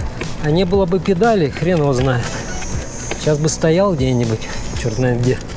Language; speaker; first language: Russian; native; Russian